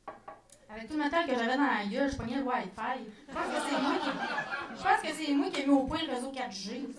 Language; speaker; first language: French; native; French